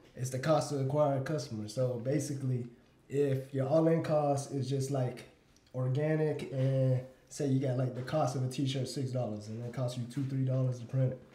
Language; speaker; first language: English; native; English